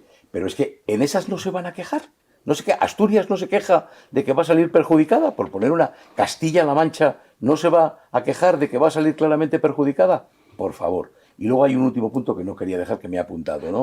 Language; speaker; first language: Spanish; native; Spanish